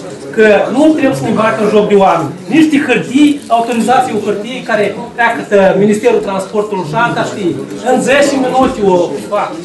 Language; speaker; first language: Romanian; native; Romanian